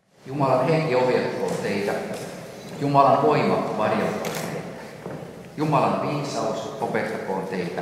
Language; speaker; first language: Finnish; native; Finnish